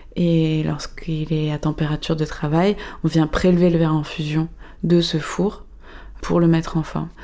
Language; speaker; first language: French; native; French